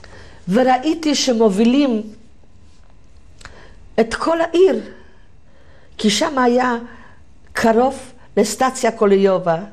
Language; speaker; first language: Hebrew; non-native, fluent; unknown